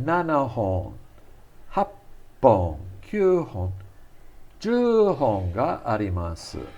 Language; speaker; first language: Japanese; non-native, fluent; English